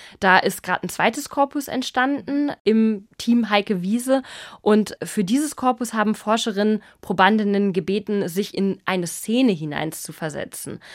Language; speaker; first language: German; native; German